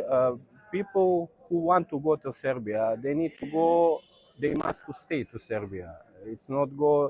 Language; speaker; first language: English; non-native, learner; Serbian